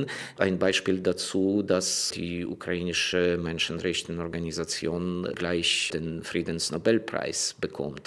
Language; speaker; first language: German; non-native, fluent; Ukrainian